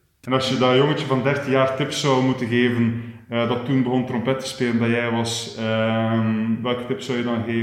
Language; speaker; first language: Dutch; native; Dutch